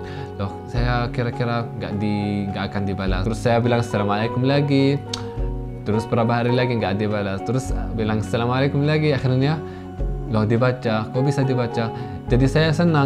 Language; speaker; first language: Indonesian; non-native, fluent; Arabic